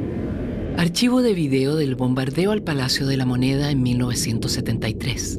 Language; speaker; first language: Spanish; native; Spanish